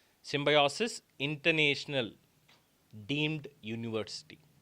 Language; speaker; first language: English; non-native, local second language; Telugu